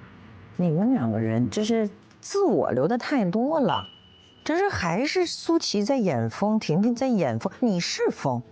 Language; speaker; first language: Chinese; native; Chinese